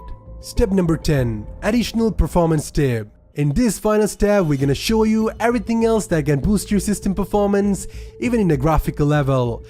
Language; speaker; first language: English; non-native, fluent; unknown